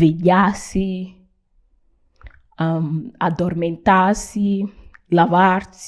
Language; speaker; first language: Italian; non-native, fluent; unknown